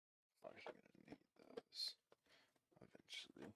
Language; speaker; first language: English; native; English